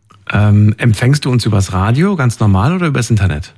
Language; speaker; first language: German; native; German